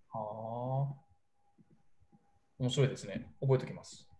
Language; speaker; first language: Japanese; native; Japanese